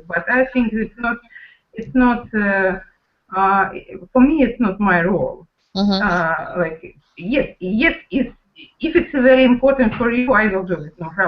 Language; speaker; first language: English; non-native, learner; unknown